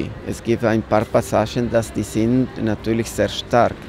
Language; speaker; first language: German; non-native, fluent; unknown